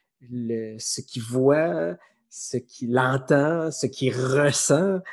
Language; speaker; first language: French; native; French